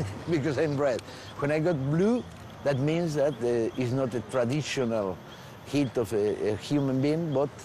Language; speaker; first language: English; non-native, fluent; Spanish